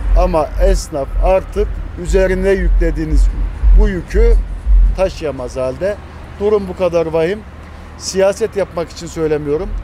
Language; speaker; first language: Turkish; native; Turkish